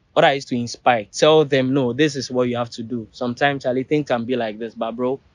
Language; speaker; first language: English; non-native, local second language; Ewe